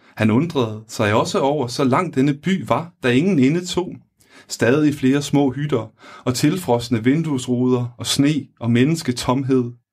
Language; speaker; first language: Danish; native; Danish